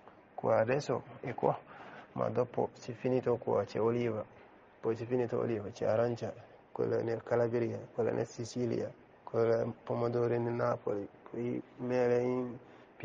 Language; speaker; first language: Italian; non-native, learner; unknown